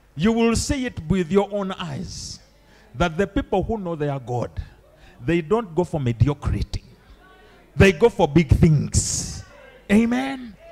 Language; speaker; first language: English; non-native, local second language; Ganda